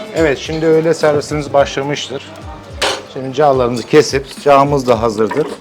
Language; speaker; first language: Turkish; native; Turkish